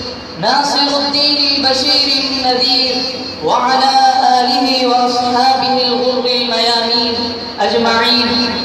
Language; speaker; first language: Arabic; non-native, learner; Urdu